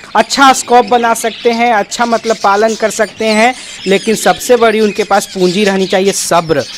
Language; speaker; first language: Hindi; native; Hindi